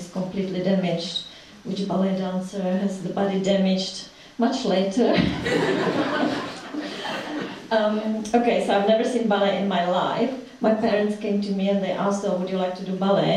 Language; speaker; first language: English; non-native, fluent; Czech